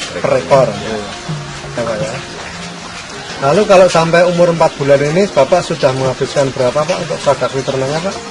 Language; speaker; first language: Indonesian; native; Indonesian